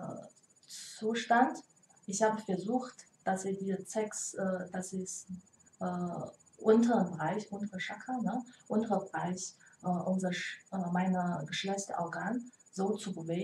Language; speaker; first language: German; non-native, learner; Chinese